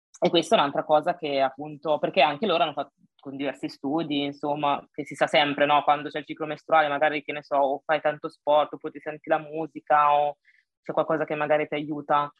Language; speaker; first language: Italian; early bilingual, other home language; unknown